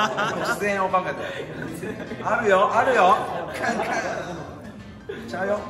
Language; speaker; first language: Japanese; native; Japanese